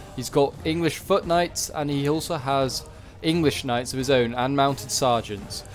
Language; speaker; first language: English; native; English